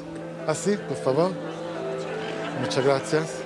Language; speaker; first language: Spanish; non-native, learner; Italian